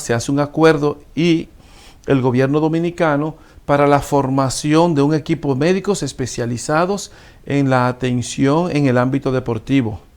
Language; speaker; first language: Spanish; native; Spanish